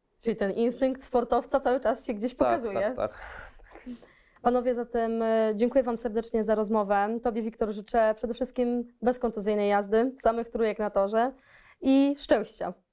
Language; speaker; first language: Polish; native; Polish